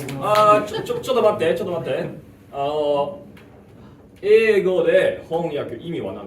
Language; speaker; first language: Japanese; non-native, learner; English